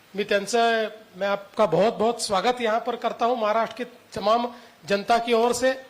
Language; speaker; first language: Hindi; non-native, local second language; Marathi